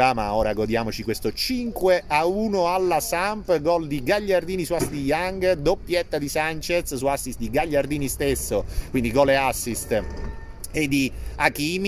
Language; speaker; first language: Italian; native; Italian